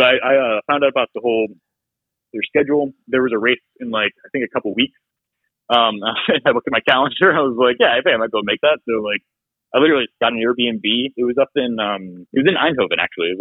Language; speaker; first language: English; native; English